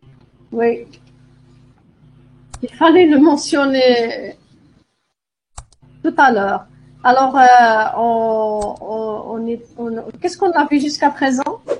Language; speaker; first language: French; non-native, local second language; Arabic